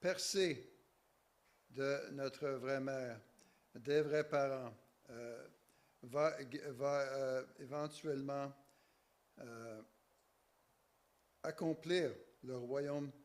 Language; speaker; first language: French; native; French